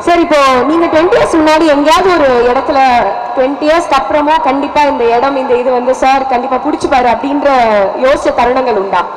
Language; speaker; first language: Tamil; native; Tamil